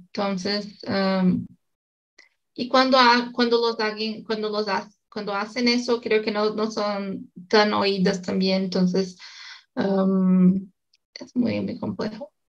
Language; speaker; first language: Spanish; non-native, learner; Portuguese